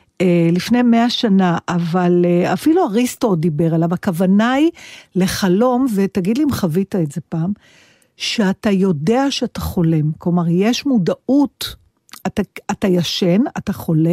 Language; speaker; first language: Hebrew; native; Hebrew